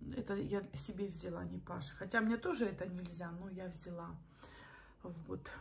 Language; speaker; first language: Russian; native; Russian